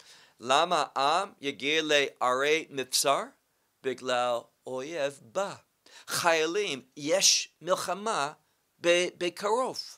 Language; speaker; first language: Hebrew; non-native, fluent; English